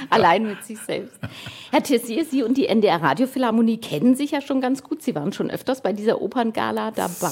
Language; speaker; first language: German; native; German